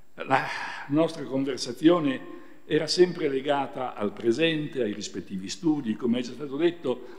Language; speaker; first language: Italian; native; Italian